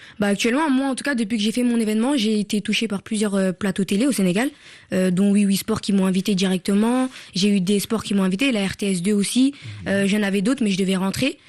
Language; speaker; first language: French; early bilingual, other home language; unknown